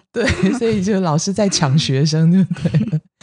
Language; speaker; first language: Chinese; native; Chinese